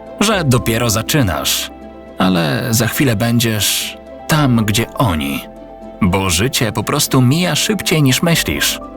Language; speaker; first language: Polish; native; Polish